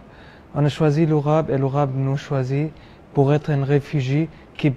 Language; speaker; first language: French; non-native, learner; Arabic